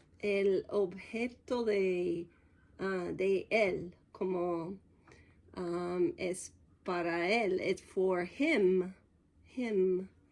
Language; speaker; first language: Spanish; non-native, fluent; English